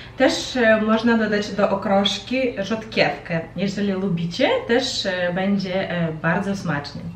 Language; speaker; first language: Polish; non-native, fluent; Ukrainian